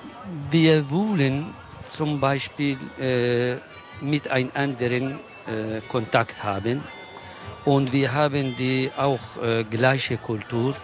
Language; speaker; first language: German; non-native, learner; Kurdish